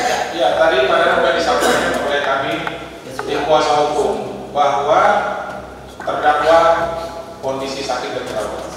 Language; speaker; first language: Indonesian; native; Indonesian